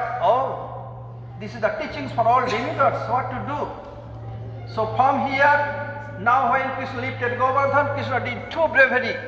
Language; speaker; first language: English; non-native, local second language; Hindi